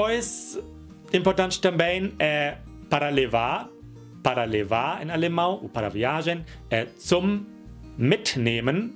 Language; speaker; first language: Portuguese; non-native, fluent; German